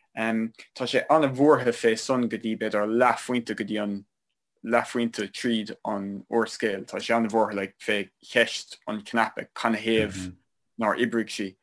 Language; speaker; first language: Irish; non-native, local second language; English